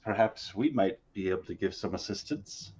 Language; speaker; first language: English; native; English